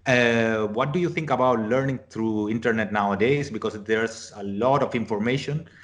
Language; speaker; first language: English; non-native, fluent; Spanish